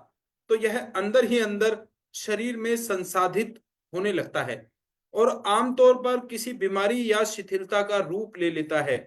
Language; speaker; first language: Hindi; native; Hindi